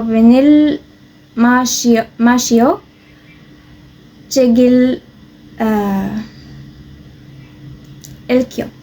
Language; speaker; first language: Korean; non-native, learner; Arabic